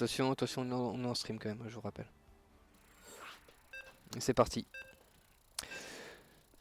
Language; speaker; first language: French; native; French